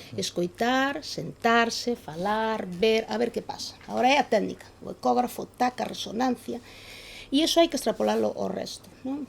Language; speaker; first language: Galician; native; Galician